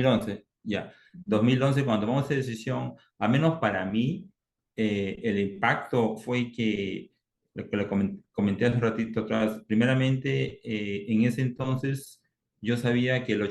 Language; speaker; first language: Spanish; native; Spanish